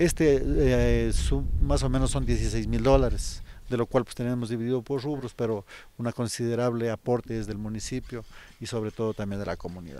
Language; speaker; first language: Spanish; native; Spanish